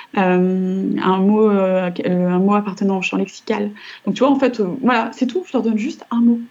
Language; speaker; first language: French; native; French